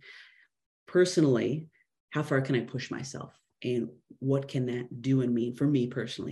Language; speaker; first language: English; native; English